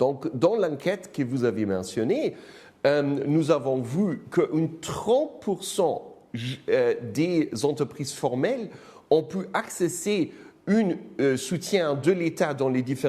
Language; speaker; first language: French; non-native, fluent; German